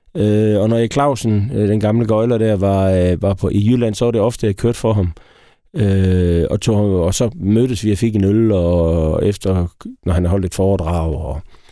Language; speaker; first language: Danish; native; Danish